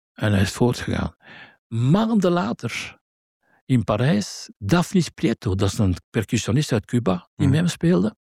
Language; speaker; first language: Dutch; native; Dutch